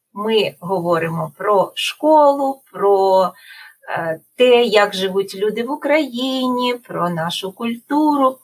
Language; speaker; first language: Ukrainian; native; Ukrainian